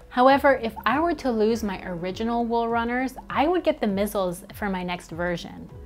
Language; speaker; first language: English; native; English